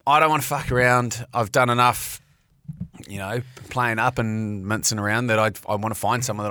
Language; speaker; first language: English; native; English